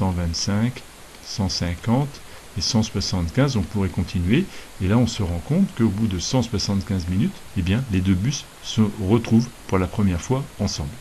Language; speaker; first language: French; native; French